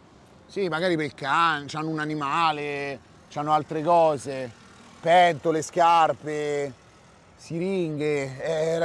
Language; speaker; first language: Italian; native; Italian